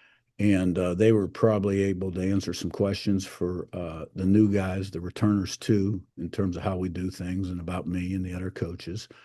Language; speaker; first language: English; native; English